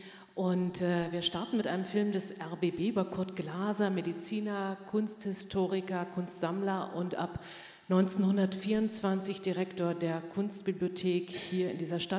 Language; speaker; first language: German; native; German